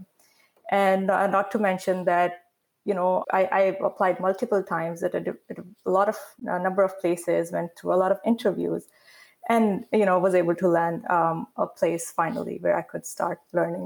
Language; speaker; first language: English; non-native, local second language; Urdu